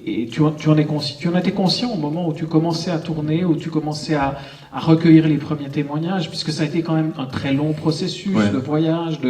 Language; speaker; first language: French; native; French